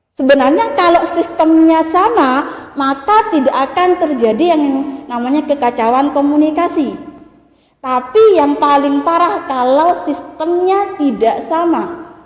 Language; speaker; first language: Indonesian; non-native, local second language; Madurese